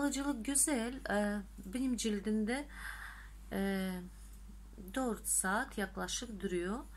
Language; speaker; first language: Turkish; non-native, fluent; Russian